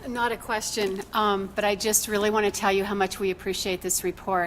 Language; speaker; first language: English; native; English